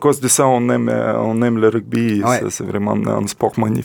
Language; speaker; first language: French; non-native, learner; Russian